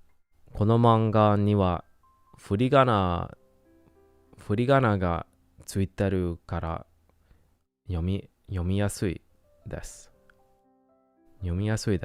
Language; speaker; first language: Japanese; non-native, learner; English